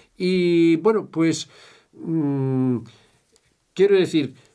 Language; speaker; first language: Spanish; native; Spanish